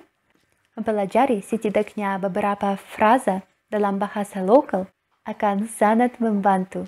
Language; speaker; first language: Indonesian; non-native, learner; Russian